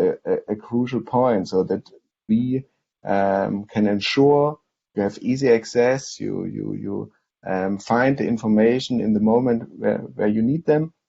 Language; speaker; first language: English; non-native, fluent; German